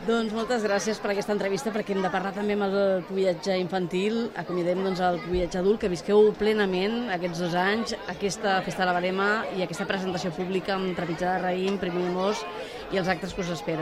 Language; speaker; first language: Catalan; native; Catalan